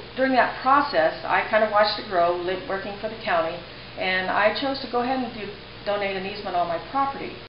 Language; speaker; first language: English; native; English